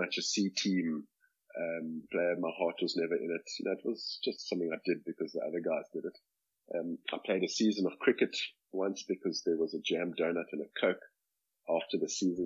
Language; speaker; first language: English; native; English